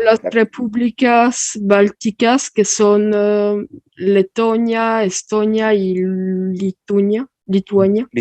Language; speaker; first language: Spanish; early bilingual, heritage; Spanish